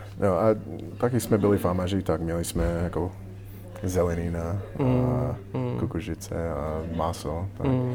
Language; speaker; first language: Czech; non-native, learner; English